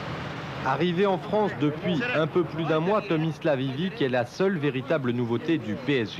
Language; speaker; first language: French; native; French